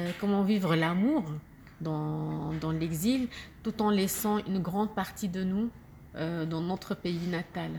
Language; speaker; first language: French; non-native, fluent; Arabic